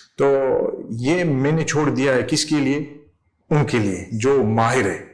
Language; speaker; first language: Urdu; non-native, fluent; English